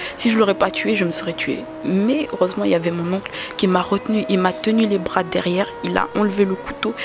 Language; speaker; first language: French; early bilingual, other home language; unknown